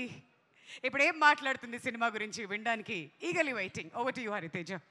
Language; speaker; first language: Telugu; native; Telugu